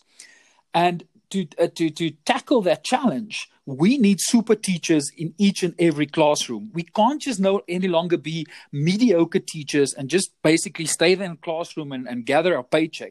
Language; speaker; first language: English; non-native, local second language; Afrikaans